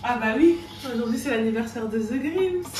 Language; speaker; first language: French; native; French